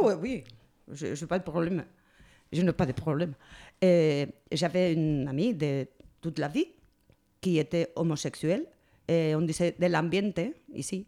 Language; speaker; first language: French; non-native, fluent; Spanish